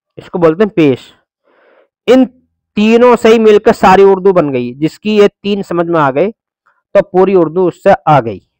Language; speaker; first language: Hindi; native; Hindi